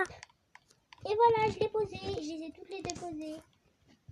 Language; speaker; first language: French; native; French